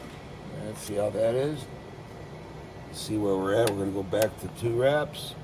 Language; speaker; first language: English; native; English